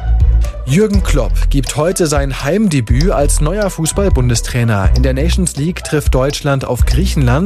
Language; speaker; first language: German; native; German